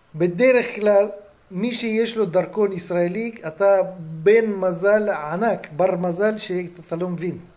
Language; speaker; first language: Hebrew; non-native, fluent; Russian